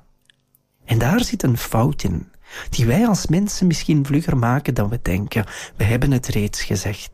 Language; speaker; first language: Dutch; native; Dutch